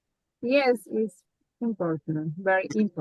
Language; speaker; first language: English; non-native, learner; Spanish